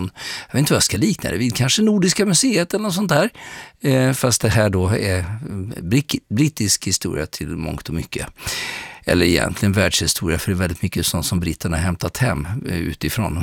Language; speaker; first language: Swedish; native; Swedish